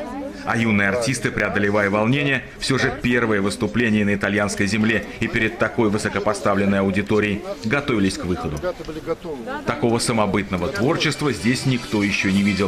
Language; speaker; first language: Russian; native; Russian